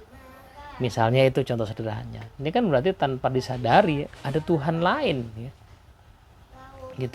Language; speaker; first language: Indonesian; native; Indonesian